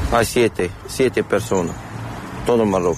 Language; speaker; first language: Spanish; non-native, learner; Arabic